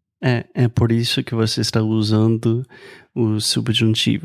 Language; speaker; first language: Portuguese; non-native, fluent; English